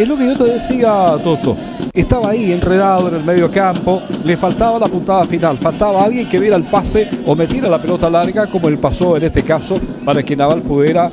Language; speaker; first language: Spanish; native; Spanish